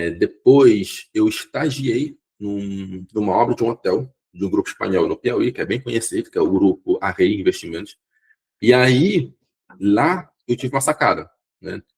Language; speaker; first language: Portuguese; non-native, local second language; Kabuverdianu